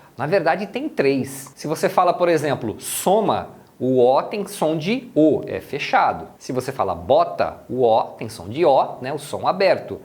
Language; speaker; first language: Portuguese; native; Portuguese